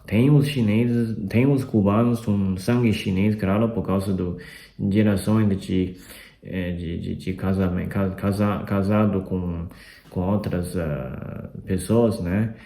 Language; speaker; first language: Portuguese; non-native, fluent; Chinese